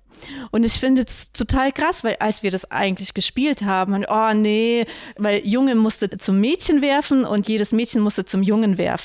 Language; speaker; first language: German; native; German